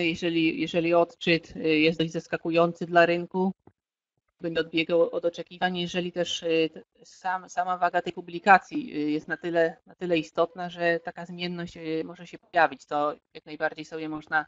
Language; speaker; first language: Polish; native; Polish